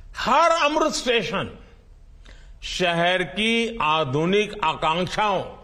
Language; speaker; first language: Hindi; non-native, local second language; Gujarati